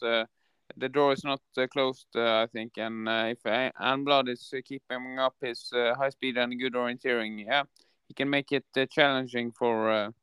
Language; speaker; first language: English; non-native, fluent; Norwegian